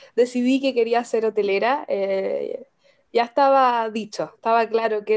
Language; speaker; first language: Spanish; native; Spanish